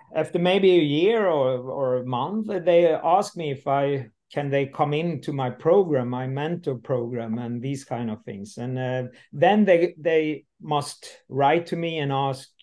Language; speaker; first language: English; non-native, learner; Swedish